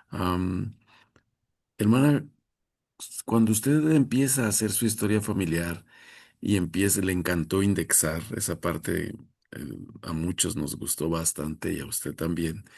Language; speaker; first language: Spanish; native; Spanish